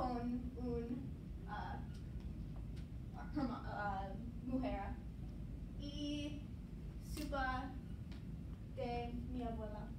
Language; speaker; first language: Spanish; non-native, learner; English